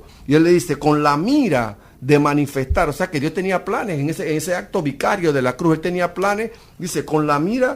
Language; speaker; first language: Spanish; native; Spanish